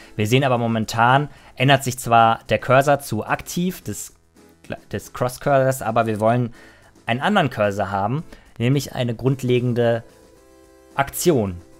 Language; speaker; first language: German; native; German